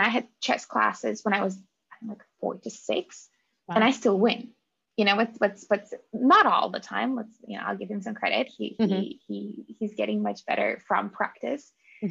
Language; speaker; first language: English; non-native, fluent; Russian